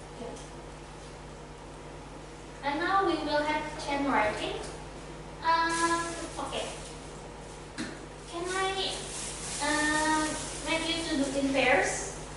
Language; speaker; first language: English; non-native, fluent; Indonesian